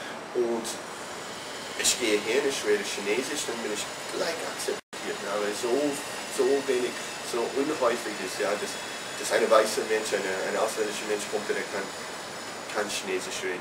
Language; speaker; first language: German; non-native, fluent; English